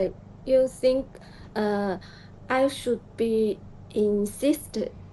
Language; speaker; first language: English; non-native, learner; Chinese